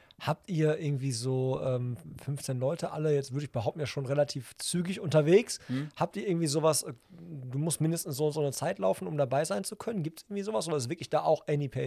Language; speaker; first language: German; native; German